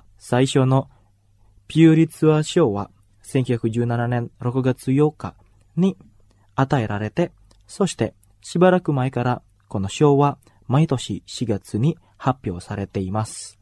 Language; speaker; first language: Japanese; non-native, fluent; Indonesian